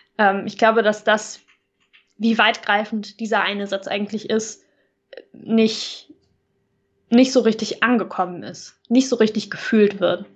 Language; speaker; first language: German; native; German